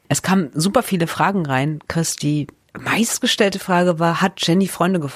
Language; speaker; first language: German; native; German